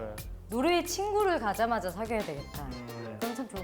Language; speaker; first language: Korean; native; Korean